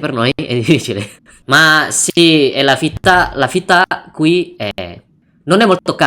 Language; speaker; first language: Italian; non-native, learner; Indonesian